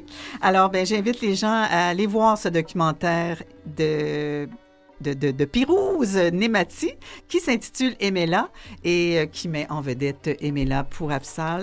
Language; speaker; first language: French; native; French